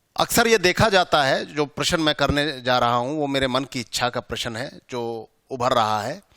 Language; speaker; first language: Hindi; native; Hindi